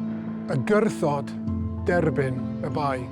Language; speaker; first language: Welsh; non-native, local second language; English